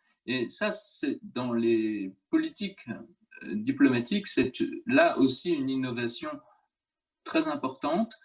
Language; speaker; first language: French; native; French